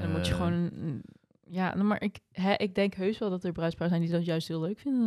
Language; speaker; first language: Dutch; native; Dutch